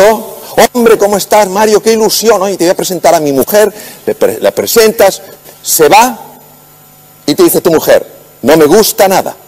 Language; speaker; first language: Spanish; native; Spanish